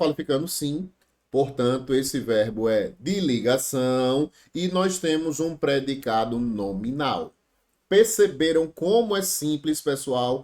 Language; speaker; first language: Portuguese; native; Portuguese